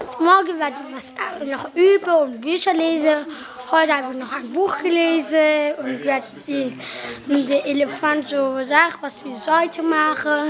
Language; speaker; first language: German; non-native, learner; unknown